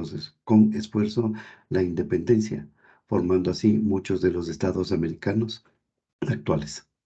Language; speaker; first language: Spanish; native; Spanish